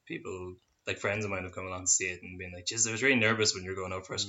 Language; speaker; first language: English; native; English